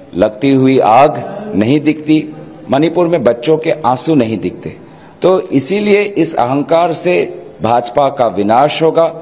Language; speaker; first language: Hindi; non-native, local second language; Assamese